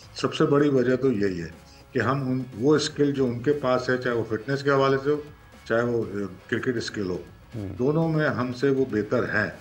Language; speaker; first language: Urdu; native; Urdu